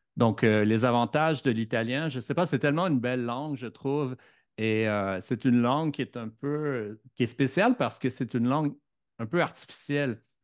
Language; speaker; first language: French; native; French